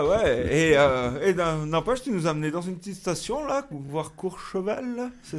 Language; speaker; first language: French; native; French